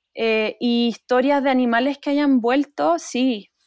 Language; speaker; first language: Spanish; native; Spanish